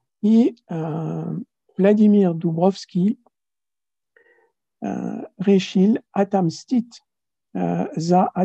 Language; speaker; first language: Russian; non-native, learner; French